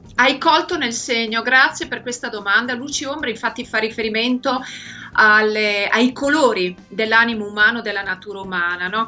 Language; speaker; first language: Italian; native; Italian